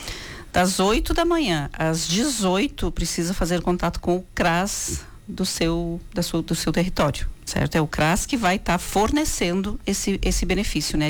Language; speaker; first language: Portuguese; native; Portuguese